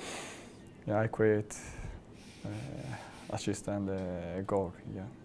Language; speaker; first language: English; non-native, learner; Japanese